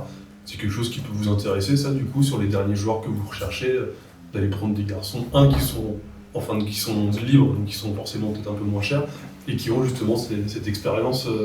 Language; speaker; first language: French; native; French